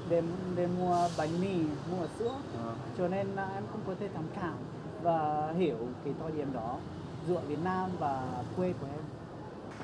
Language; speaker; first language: Vietnamese; non-native, fluent; Serbian